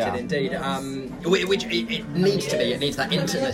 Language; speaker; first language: English; native; English